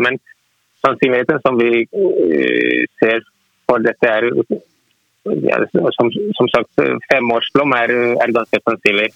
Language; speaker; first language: Norwegian; non-native, fluent; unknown